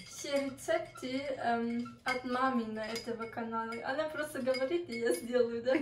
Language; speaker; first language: Russian; early bilingual, heritage; Russian